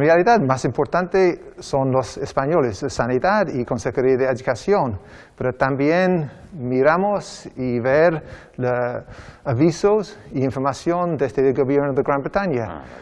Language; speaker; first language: Spanish; non-native, learner; English